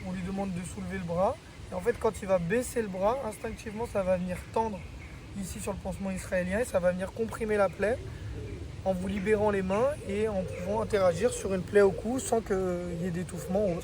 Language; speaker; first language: French; native; French